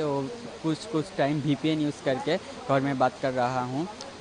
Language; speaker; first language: Hindi; non-native, learner; Bangla